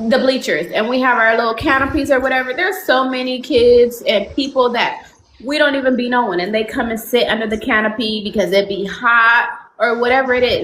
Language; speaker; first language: English; native; English